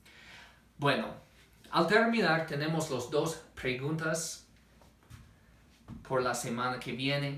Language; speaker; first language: Spanish; non-native, fluent; English